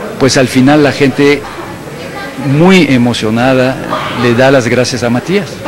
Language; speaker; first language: Spanish; non-native, fluent; French